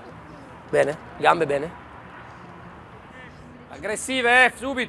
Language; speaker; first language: Italian; native; Italian